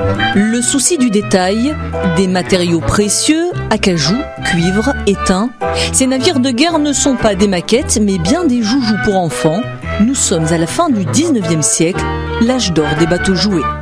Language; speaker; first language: French; native; French